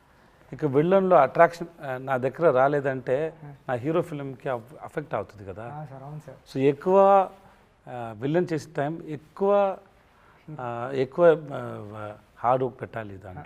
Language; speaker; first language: Telugu; non-native, learner; Tamil